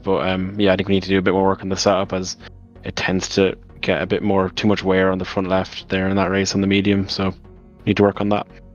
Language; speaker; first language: English; native; English